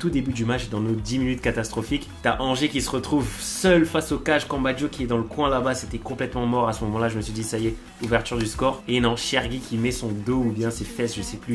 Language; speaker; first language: French; native; French